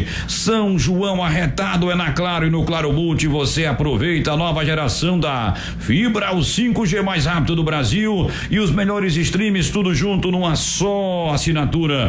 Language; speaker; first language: Portuguese; native; Portuguese